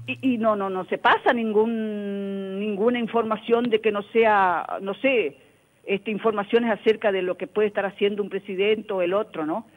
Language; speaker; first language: Spanish; native; Spanish